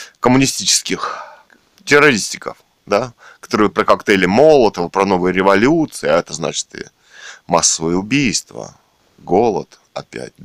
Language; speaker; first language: Russian; native; Russian